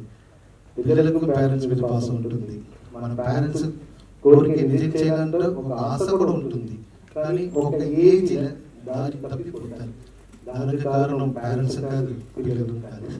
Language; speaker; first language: Telugu; non-native, learner; Tamil